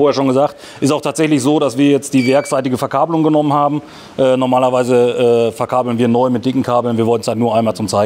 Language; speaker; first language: German; native; German